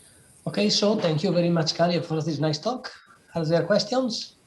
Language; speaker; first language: English; non-native, fluent; Spanish